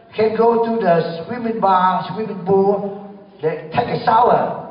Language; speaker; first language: English; non-native, learner; Vietnamese